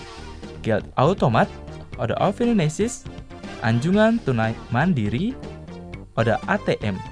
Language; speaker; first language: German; non-native, fluent; Indonesian